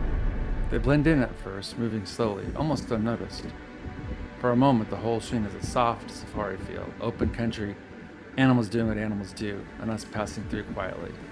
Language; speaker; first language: English; native; English